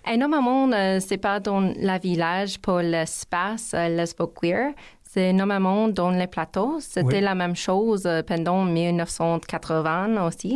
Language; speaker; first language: French; non-native, learner; English